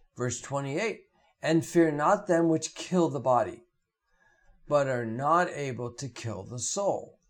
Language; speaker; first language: English; native; English